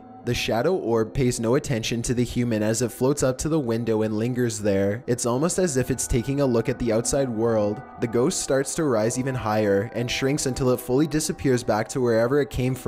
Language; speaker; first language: English; native; English